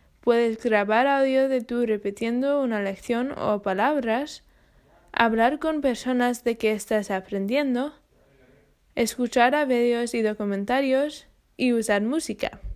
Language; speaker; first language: Spanish; non-native, fluent; English